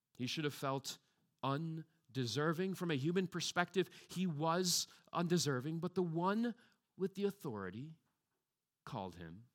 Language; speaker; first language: English; native; English